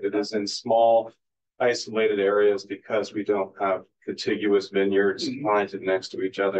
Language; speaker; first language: English; native; English